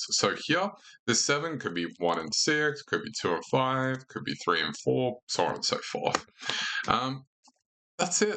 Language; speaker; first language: English; native; English